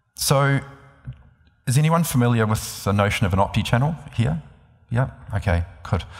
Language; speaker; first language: English; native; English